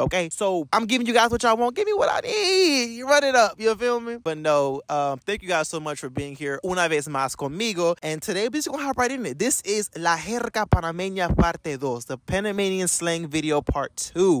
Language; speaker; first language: English; native; English